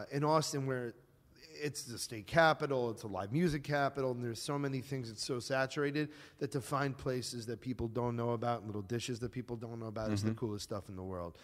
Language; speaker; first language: English; native; English